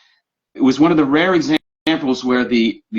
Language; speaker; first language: English; native; English